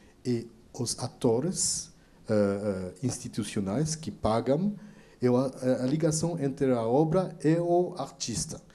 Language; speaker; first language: Portuguese; non-native, fluent; French